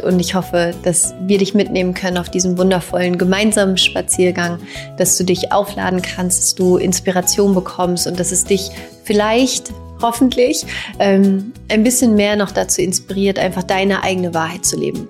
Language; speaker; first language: German; native; German